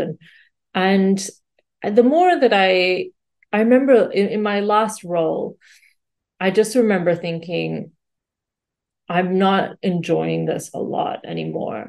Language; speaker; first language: English; native; English